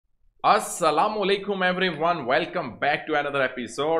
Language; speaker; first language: English; non-native, local second language; Urdu